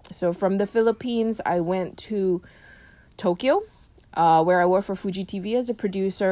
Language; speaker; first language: English; native; English